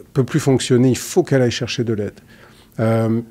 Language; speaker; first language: French; native; French